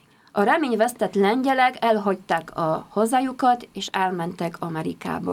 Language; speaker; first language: Hungarian; non-native, fluent; Polish